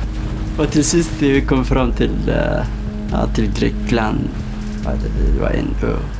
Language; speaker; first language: Swedish; non-native, learner; Persian